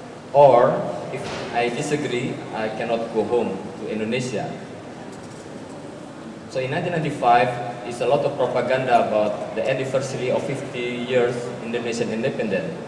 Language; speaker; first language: English; non-native, learner; Indonesian